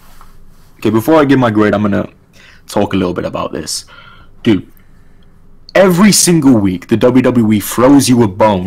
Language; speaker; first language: English; native; English